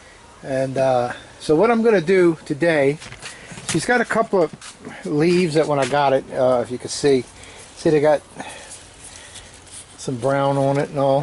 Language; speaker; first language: English; native; English